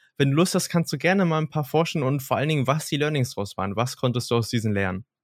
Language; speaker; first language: German; native; German